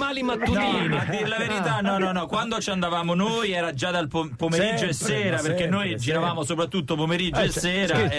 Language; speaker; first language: Italian; native; Italian